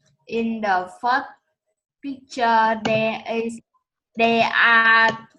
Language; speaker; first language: English; non-native, learner; Vietnamese